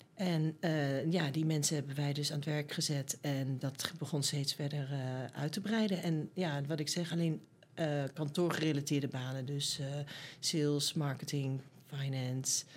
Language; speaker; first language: Dutch; native; Dutch